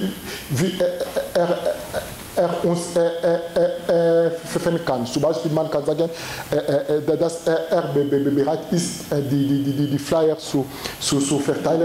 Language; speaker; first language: German; non-native, learner; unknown